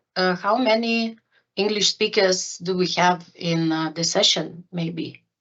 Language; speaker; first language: English; non-native, fluent; Lithuanian